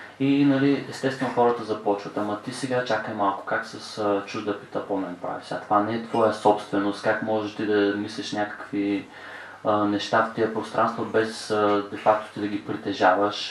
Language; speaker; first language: Bulgarian; native; Bulgarian